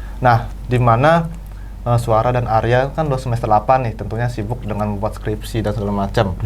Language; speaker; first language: Indonesian; non-native, local second language; Balinese